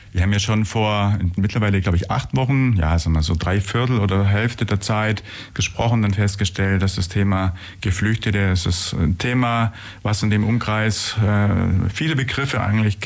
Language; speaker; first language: German; native; German